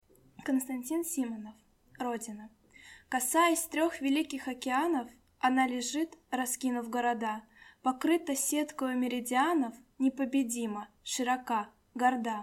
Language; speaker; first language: Russian; native; Russian